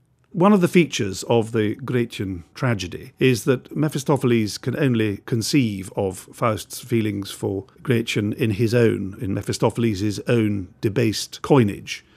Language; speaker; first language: English; native; English